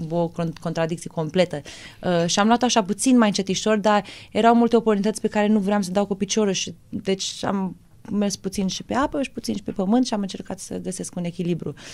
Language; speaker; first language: Romanian; early bilingual, heritage; Romanian